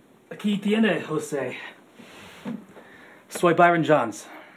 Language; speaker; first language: Spanish; non-native, learner; English